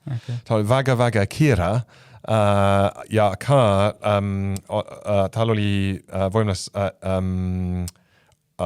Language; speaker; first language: Estonian; non-native, fluent; English